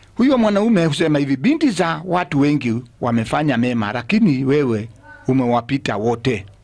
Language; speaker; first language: Swahili; non-native, local second language; Kikuyu